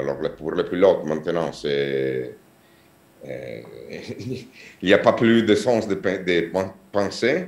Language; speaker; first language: French; non-native, learner; Italian